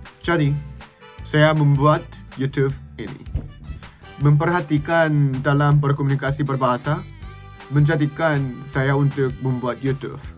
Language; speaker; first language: Indonesian; non-native, learner; Korean